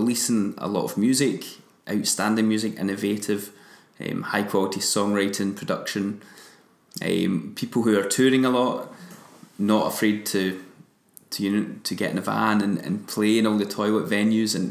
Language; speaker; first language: English; native; English